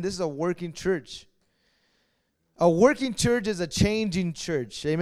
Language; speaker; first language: English; early bilingual, other home language; Spanish